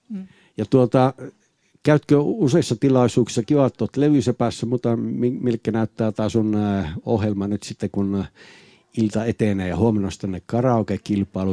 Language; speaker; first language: Finnish; native; Finnish